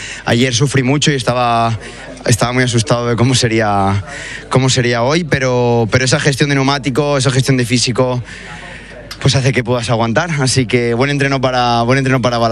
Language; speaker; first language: Spanish; native; Spanish